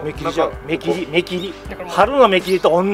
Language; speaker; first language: Japanese; native; Japanese